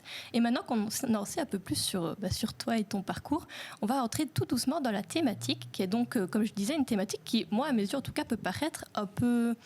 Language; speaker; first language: French; native; French